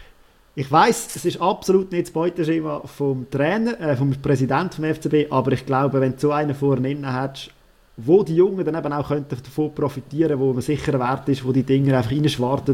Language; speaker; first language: German; native; German